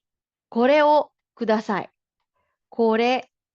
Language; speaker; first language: Japanese; non-native, fluent; Filipino